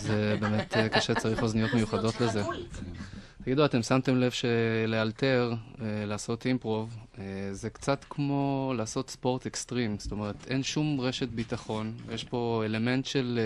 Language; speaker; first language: Hebrew; native; Hebrew